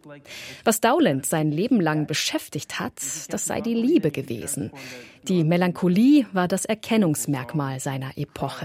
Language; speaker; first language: German; native; German